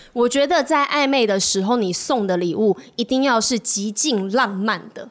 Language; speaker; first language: Chinese; native; Chinese